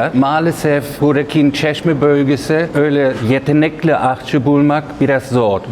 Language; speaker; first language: Turkish; non-native, learner; German